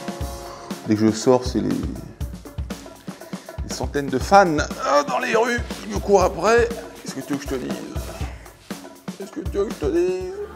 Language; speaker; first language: French; native; French